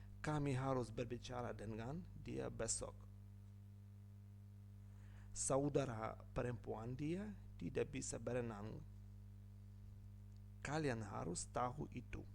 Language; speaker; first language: Indonesian; non-native, learner; Ukrainian